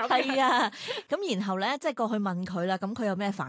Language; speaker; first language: Cantonese; native; Cantonese